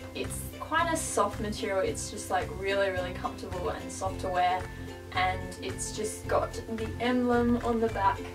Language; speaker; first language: English; native; English